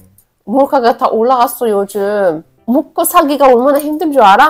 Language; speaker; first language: Korean; non-native, fluent; Arabic